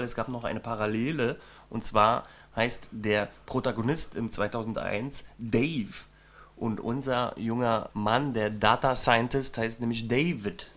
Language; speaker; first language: German; native; German